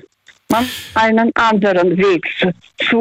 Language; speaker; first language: German; early bilingual, heritage; Russian